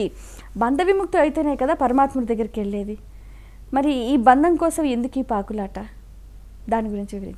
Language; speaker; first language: Telugu; native; Telugu